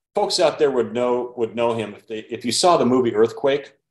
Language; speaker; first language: English; native; English